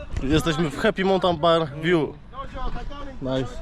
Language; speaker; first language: English; non-native, learner; Polish